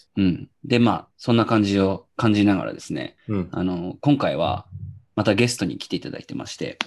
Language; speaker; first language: Japanese; native; Japanese